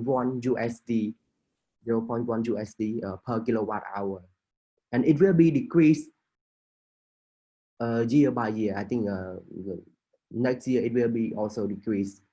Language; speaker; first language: English; non-native, fluent; Khmer